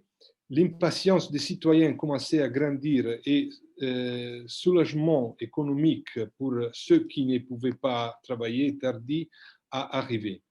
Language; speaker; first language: French; non-native, fluent; Italian